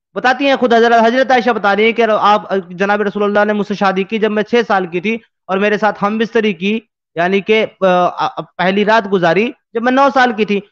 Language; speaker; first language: Urdu; native; Urdu